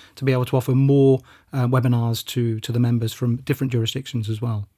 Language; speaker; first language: English; native; English